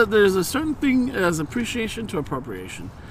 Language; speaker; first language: English; early bilingual, other home language; Spanish